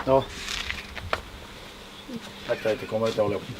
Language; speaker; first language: Swedish; non-native, learner; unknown